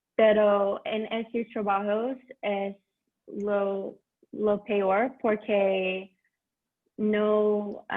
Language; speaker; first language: Spanish; non-native, learner; English